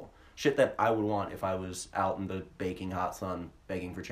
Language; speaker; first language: English; native; English